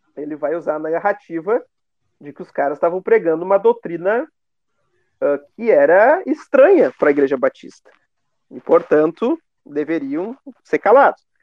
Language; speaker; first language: Portuguese; native; Portuguese